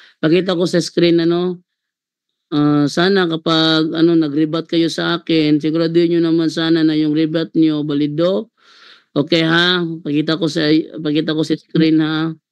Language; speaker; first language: Filipino; non-native, local second language; Cebuano